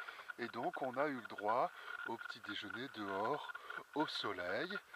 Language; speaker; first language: French; native; French